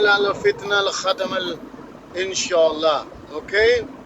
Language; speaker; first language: Arabic; non-native, learner; Urdu